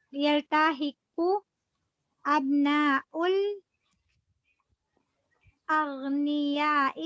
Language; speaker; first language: Arabic; non-native, learner; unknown